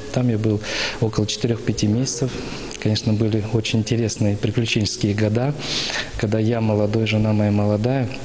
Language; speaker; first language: Russian; native; Russian